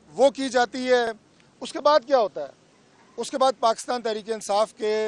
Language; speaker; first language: Urdu; non-native, local second language; Punjabi